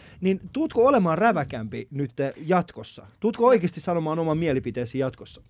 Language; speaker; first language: Finnish; non-native, fluent; Persian